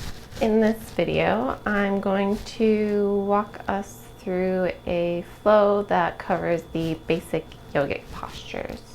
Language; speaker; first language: English; native; English